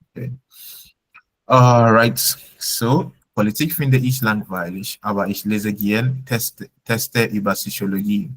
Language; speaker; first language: German; non-native, fluent; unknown